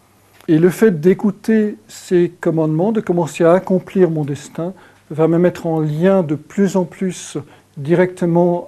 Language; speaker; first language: French; native; French